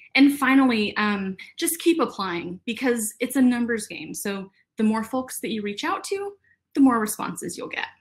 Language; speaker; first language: English; native; English